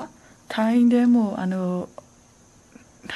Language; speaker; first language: Japanese; non-native, learner; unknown